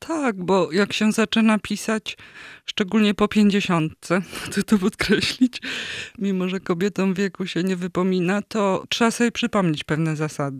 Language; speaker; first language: Polish; native; Polish